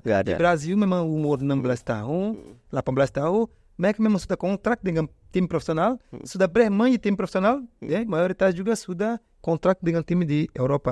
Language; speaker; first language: Indonesian; non-native, fluent; Portuguese